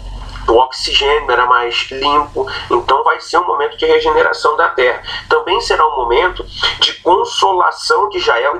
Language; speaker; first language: Portuguese; native; Portuguese